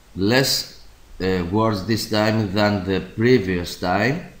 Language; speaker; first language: English; non-native, fluent; Greek